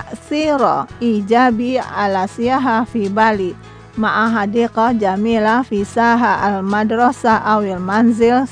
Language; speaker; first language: Arabic; non-native, learner; Indonesian